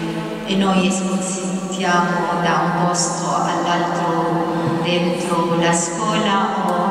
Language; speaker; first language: Italian; non-native, fluent; Arabic